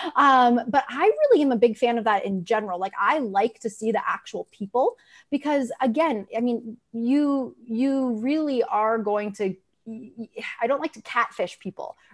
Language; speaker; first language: English; native; English